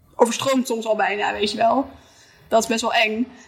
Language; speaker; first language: Dutch; native; Dutch